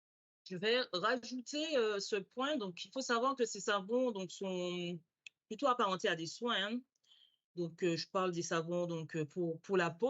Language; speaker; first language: French; native; French